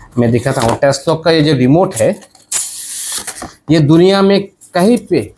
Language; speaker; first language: Hindi; non-native, learner; Bangla